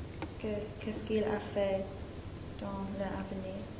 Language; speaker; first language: French; non-native, learner; English